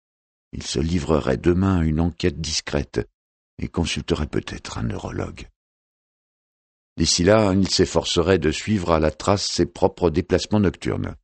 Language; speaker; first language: French; native; French